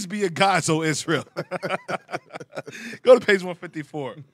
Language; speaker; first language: English; native; English